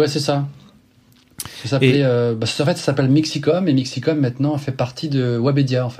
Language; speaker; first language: French; native; French